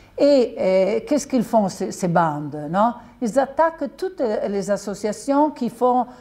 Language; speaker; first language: French; non-native, fluent; Italian